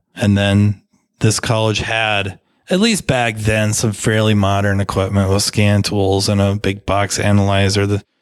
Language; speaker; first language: English; native; English